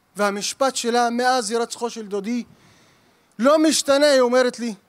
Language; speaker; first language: Hebrew; native; Hebrew